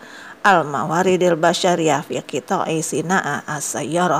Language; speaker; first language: Arabic; non-native, fluent; Indonesian